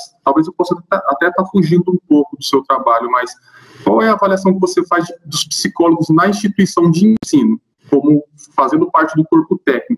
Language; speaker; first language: Portuguese; native; Portuguese